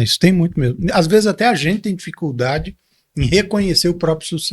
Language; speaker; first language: Portuguese; native; Portuguese